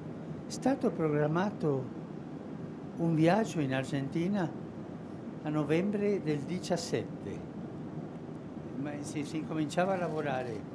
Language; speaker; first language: Italian; non-native, fluent; Spanish